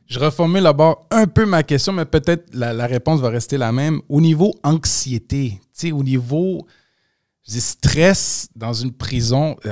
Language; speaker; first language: French; native; French